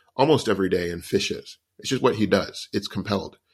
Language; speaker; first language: English; native; English